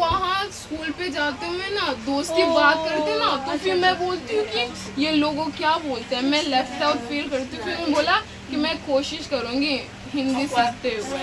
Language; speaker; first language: Hindi; early bilingual, other home language; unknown